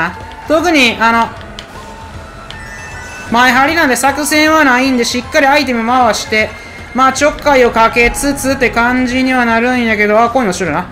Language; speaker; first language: Japanese; native; Japanese